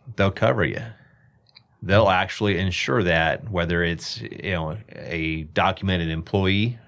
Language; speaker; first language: English; native; English